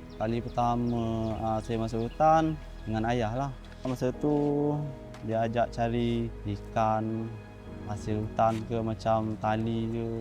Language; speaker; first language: Malay; non-native, local second language; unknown